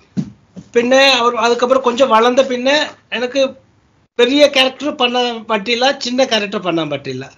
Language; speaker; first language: Tamil; early bilingual, heritage; Tamil